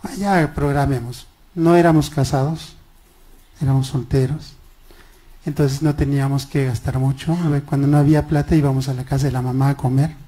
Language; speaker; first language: Spanish; non-native, local second language; Quechua